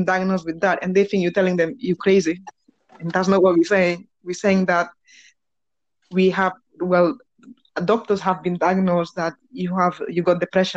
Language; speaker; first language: English; non-native, fluent; Spanish